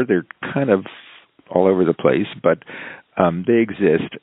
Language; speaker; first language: English; native; English